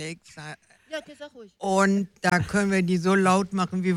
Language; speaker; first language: German; native; German